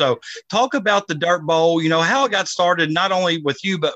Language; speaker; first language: English; native; English